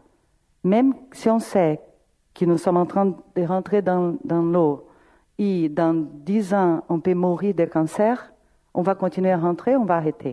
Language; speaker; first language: French; non-native, fluent; Portuguese